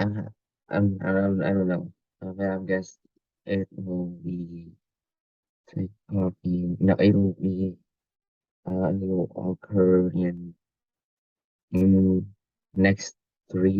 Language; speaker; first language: English; non-native, learner; Vietnamese